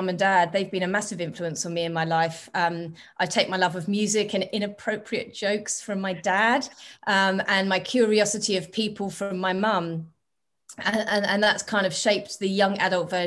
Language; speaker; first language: English; native; English